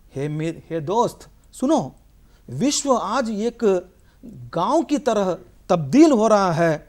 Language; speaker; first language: Hindi; non-native, local second language; Telugu